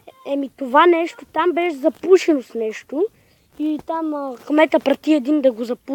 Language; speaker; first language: Bulgarian; native; Bulgarian